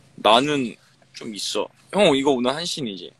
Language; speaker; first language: Korean; native; Korean